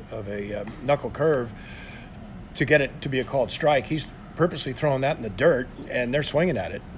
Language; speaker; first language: English; native; English